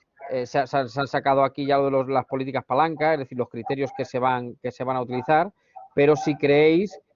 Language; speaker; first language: Spanish; native; Spanish